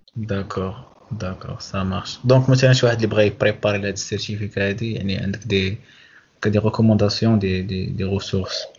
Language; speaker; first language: French; non-native, local second language; Arabic